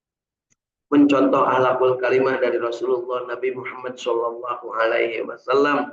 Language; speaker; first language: Indonesian; native; Indonesian